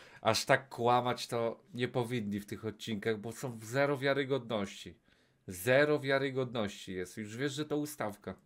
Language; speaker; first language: Polish; native; Polish